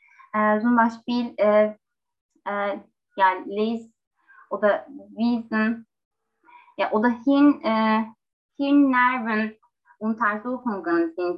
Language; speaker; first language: German; non-native, learner; Turkish